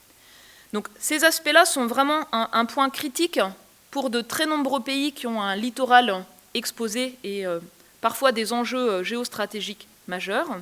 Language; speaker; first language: French; native; French